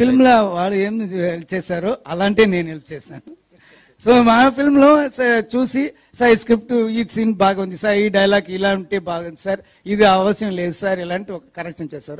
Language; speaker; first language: Telugu; non-native, learner; Tamil